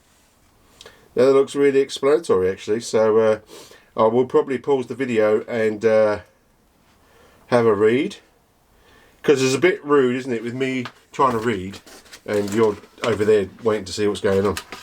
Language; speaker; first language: English; native; English